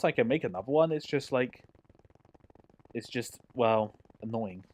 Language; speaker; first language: English; native; English